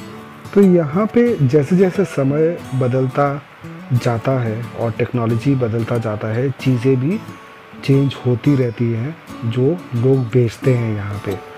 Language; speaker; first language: Hindi; native; Hindi